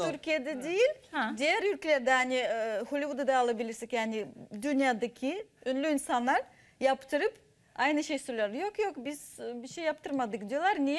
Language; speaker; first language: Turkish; non-native, fluent; Russian